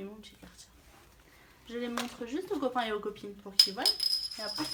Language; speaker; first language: French; native; French